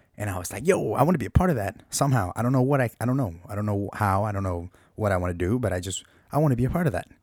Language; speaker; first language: English; native; English